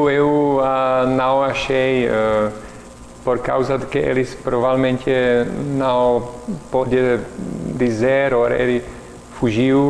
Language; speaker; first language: Portuguese; non-native, learner; Czech